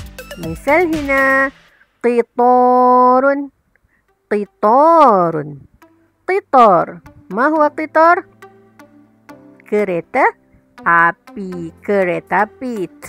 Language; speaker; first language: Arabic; non-native, fluent; Malay